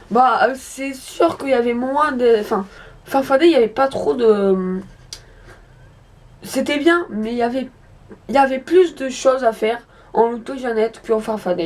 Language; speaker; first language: French; native; French